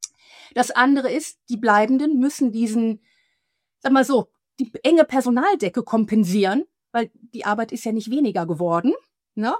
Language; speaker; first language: German; native; German